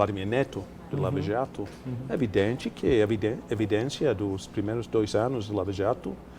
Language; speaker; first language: Portuguese; non-native, fluent; English